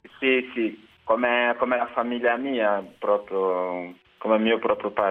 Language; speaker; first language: Italian; non-native, fluent; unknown